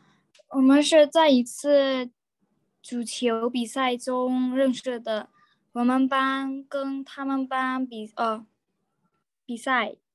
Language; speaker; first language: Chinese; non-native, learner; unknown